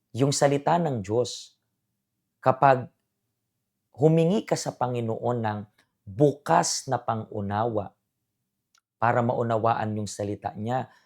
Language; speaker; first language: Filipino; native; Filipino